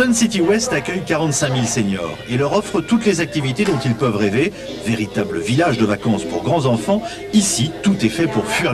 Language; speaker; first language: French; native; French